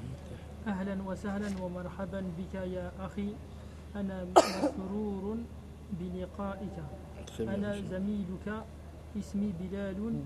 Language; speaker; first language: Arabic; non-native, learner; French